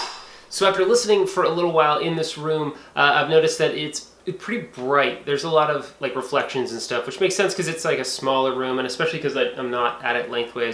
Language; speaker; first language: English; native; English